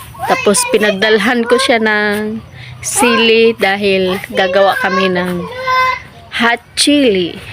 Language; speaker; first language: Filipino; non-native, local second language; Cebuano